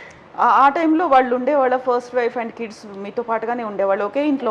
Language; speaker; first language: Telugu; native; Telugu